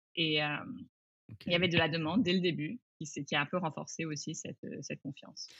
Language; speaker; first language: French; early bilingual, other home language; English